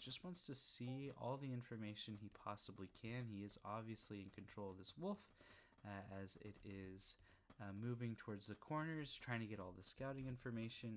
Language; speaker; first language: English; native; English